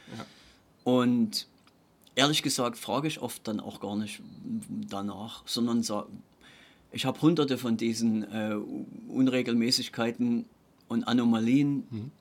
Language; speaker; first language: German; native; German